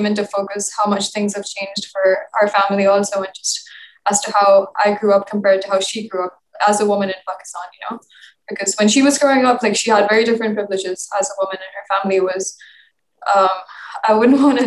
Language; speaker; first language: English; non-native, local second language; Urdu